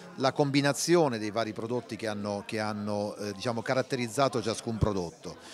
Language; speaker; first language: Italian; native; Italian